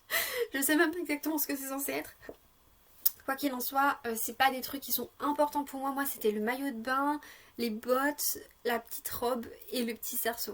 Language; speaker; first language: French; native; French